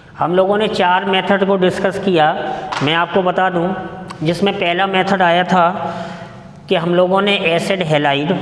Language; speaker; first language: Hindi; native; Hindi